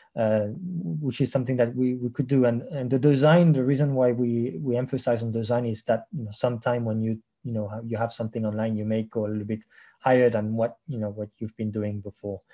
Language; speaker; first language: English; non-native, fluent; French